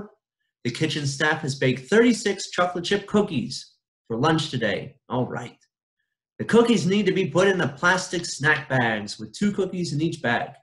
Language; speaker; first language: English; native; English